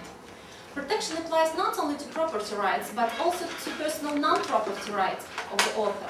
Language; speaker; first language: English; non-native, fluent; Russian